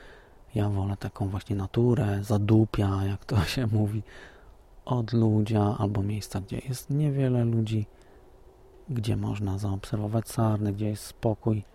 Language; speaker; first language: Polish; native; Polish